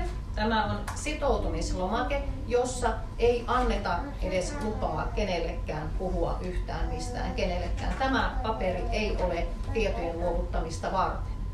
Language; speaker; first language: Finnish; native; Finnish